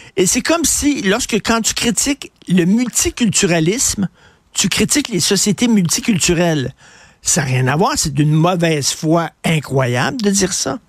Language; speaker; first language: French; native; French